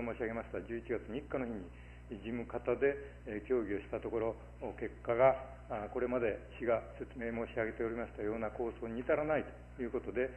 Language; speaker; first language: Japanese; native; Japanese